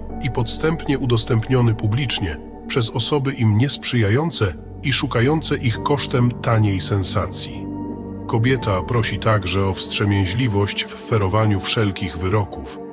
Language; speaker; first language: Polish; native; Polish